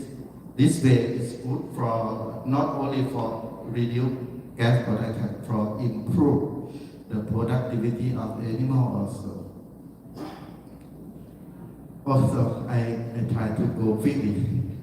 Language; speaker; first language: English; non-native, learner; Thai